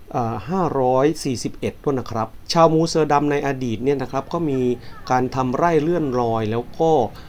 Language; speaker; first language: Thai; native; Thai